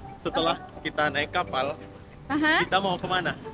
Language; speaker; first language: Indonesian; non-native, fluent; Turkish